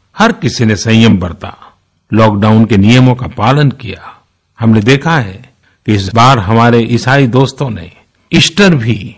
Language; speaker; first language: Hindi; non-native, local second language; Gujarati